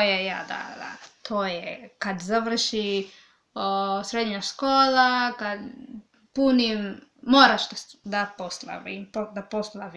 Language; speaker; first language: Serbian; non-native, learner; English